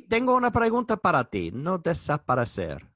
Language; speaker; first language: Spanish; non-native, learner; English